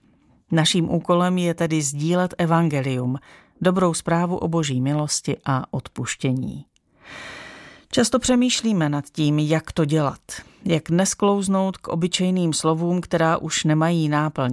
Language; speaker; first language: Czech; native; Czech